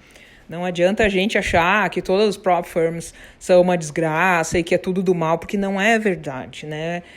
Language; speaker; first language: Portuguese; native; Portuguese